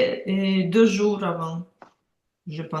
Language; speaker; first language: French; non-native, learner; Ukrainian